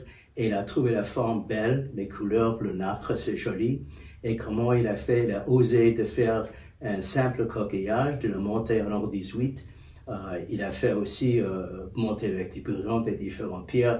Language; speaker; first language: French; non-native, fluent; English